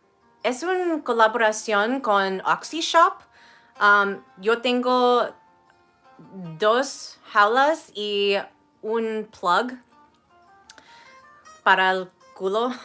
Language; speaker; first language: Spanish; non-native, learner; English